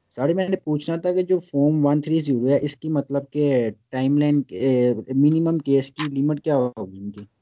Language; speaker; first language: Urdu; non-native, local second language; Punjabi